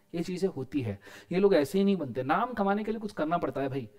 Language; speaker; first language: Hindi; non-native, local second language; Marathi